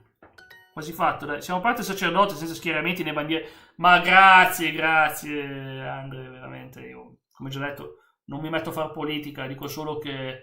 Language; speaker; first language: Italian; native; Italian